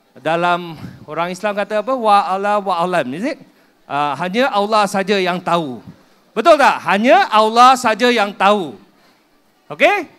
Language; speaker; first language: Malay; non-native, local second language; Min Nan Chinese